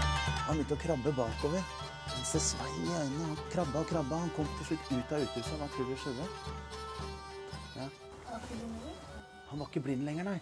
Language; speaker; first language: Norwegian; native; Norwegian